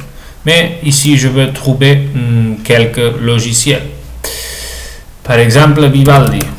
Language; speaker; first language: French; non-native, learner; Spanish